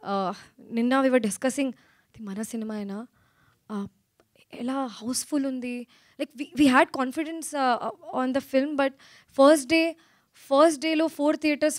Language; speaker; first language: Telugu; non-native, learner; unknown